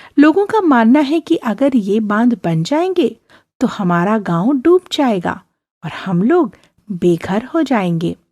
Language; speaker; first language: Hindi; native; Hindi